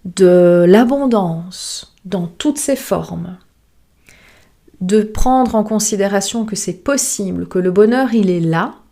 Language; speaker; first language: French; native; French